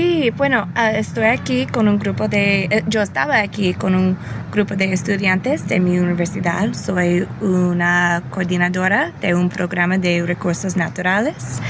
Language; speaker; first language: Spanish; early bilingual, heritage; English